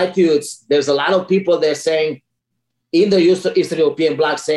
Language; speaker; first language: English; non-native, fluent; Romanian